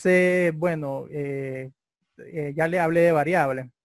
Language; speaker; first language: Spanish; native; Spanish